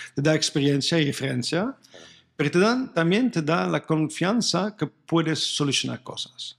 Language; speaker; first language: Spanish; non-native, fluent; French